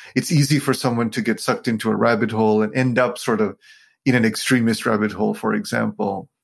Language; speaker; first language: English; non-native, local second language; Sinhala